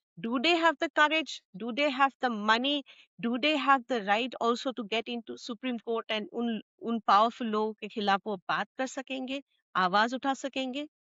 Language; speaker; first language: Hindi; non-native, local second language; Assamese